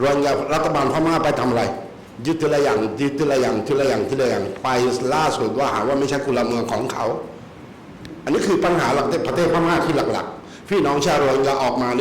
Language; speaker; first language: Thai; early bilingual, other home language; Rohingya